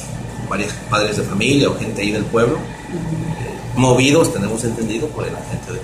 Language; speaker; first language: Spanish; native; Spanish